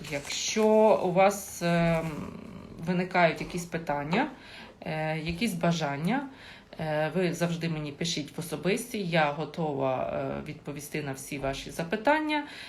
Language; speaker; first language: Ukrainian; non-native, local second language; Russian